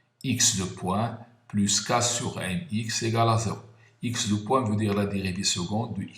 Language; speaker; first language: French; non-native, local second language; Arabic